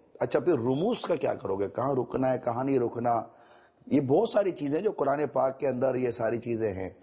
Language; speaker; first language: Urdu; native; Urdu